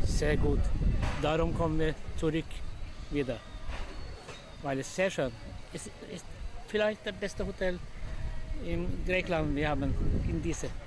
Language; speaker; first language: German; non-native, learner; Norwegian